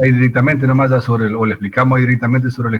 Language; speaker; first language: Spanish; native; Spanish